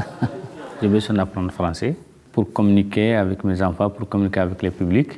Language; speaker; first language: French; non-native, learner; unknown